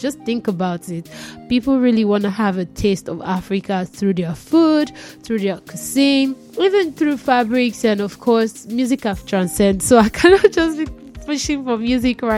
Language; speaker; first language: English; non-native, local second language; Yoruba